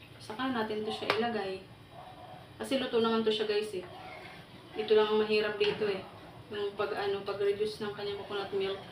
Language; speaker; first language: Filipino; non-native, local second language; Waray